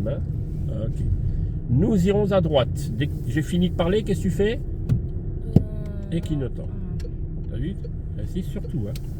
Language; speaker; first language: French; native; French